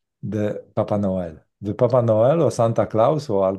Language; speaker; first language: Spanish; non-native, learner; Polish